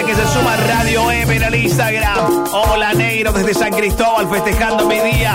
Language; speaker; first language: Spanish; native; Spanish